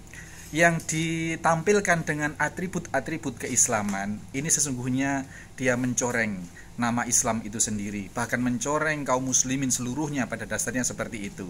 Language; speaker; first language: Indonesian; native; Indonesian